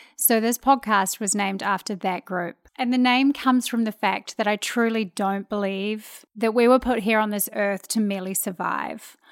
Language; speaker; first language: English; native; English